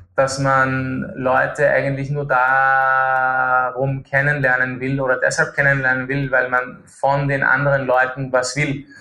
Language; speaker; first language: German; native; German